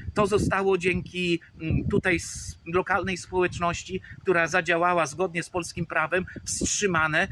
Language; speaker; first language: Polish; native; Polish